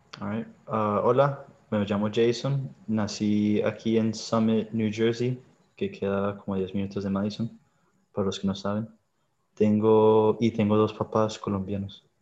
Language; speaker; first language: Spanish; early bilingual, heritage; Spanish